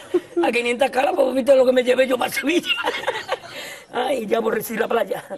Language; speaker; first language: Spanish; native; Spanish